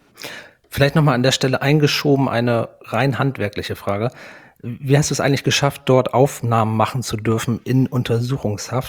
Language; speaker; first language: German; native; German